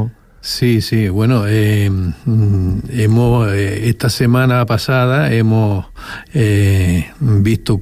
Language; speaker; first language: Spanish; native; Spanish